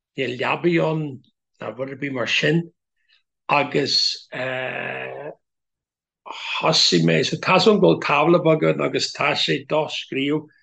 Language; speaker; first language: Irish; non-native, local second language; English